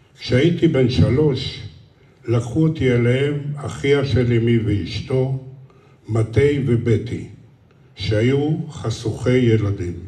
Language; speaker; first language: Hebrew; early bilingual, other home language; Romanian